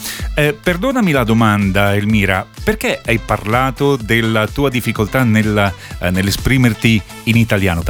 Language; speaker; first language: Italian; native; Italian